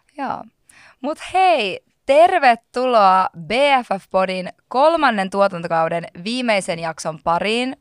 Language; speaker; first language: Finnish; native; Finnish